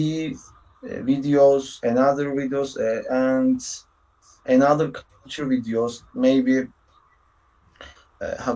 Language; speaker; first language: English; non-native, learner; Turkish